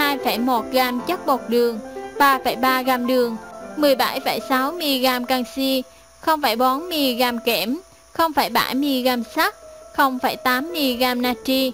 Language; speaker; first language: Vietnamese; native; Vietnamese